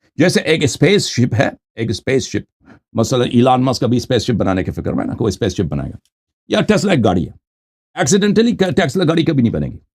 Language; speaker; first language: Urdu; non-native, fluent; Persian